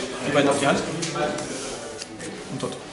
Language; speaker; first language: German; native; German